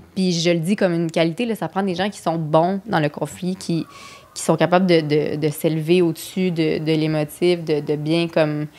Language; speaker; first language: French; native; French